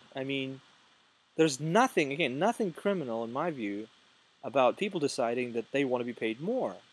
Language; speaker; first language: English; non-native, fluent; Russian